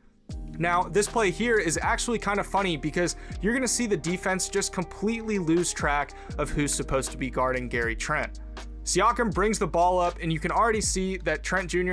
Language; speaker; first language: English; native; English